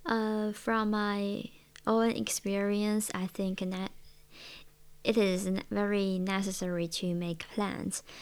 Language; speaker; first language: English; non-native, learner; Chinese